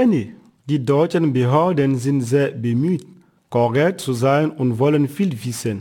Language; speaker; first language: German; non-native, fluent; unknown